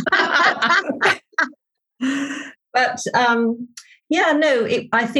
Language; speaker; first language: English; native; English